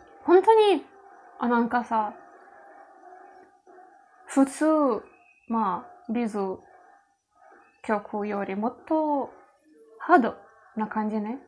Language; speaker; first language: Japanese; non-native, learner; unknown